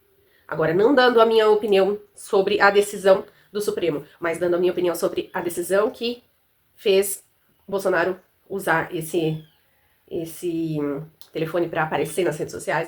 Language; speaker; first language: Portuguese; native; Portuguese